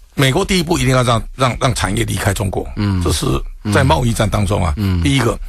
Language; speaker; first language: Chinese; native; Chinese